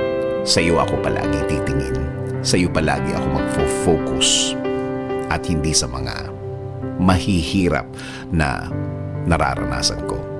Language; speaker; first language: Filipino; native; Filipino